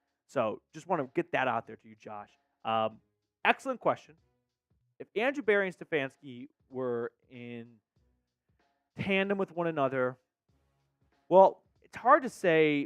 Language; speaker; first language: English; native; English